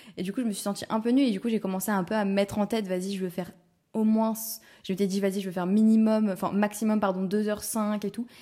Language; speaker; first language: French; native; French